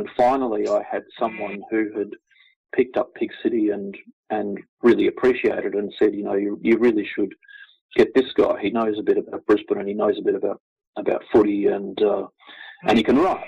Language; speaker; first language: English; native; English